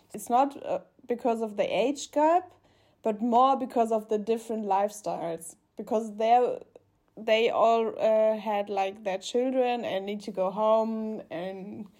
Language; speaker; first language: English; non-native, learner; German